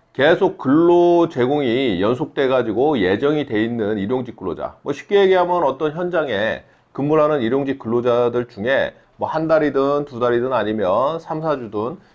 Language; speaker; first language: Korean; native; Korean